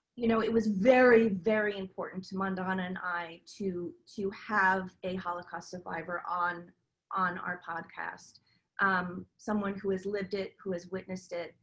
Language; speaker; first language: English; native; English